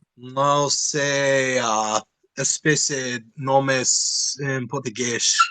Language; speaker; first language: Portuguese; non-native, learner; English